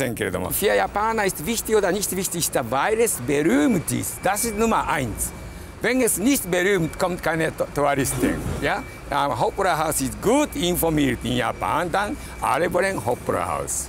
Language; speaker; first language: German; non-native, learner; Japanese